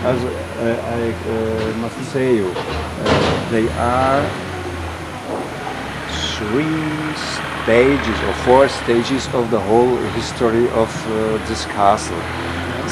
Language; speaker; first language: English; non-native, fluent; Czech